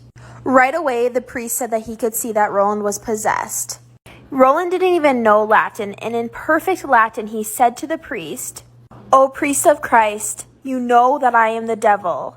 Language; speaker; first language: English; native; English